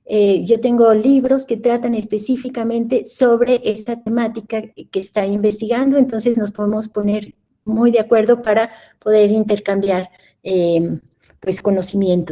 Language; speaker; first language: Spanish; native; Spanish